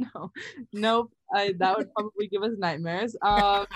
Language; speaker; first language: English; native; English